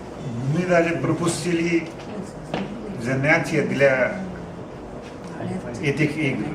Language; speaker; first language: Russian; non-native, learner; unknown